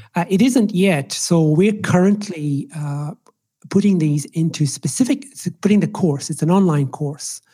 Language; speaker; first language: English; non-native, local second language; Swahili